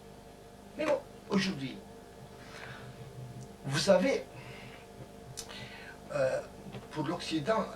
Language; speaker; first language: French; non-native, fluent; Romanian